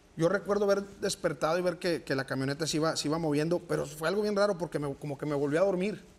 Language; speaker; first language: Spanish; native; Spanish